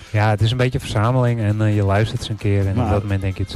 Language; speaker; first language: Dutch; native; Dutch